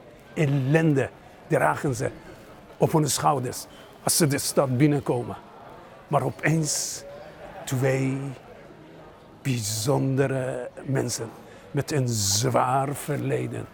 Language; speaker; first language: Dutch; non-native, fluent; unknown